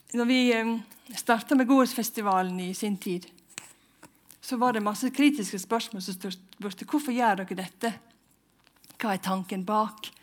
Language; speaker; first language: Norwegian; native; Norwegian